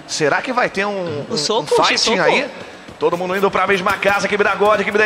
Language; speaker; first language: Portuguese; native; Portuguese